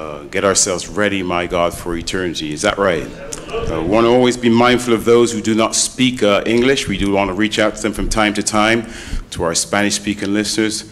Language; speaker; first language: English; native; English